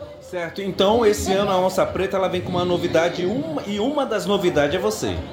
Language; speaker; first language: Portuguese; native; Portuguese